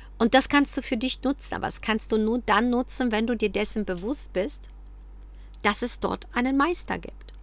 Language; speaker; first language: German; early bilingual, other home language; Polish